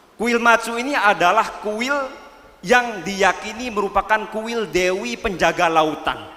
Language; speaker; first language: Indonesian; non-native, local second language; Madurese